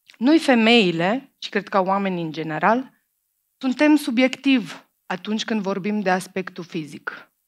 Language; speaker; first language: Romanian; non-native, fluent; Macedonian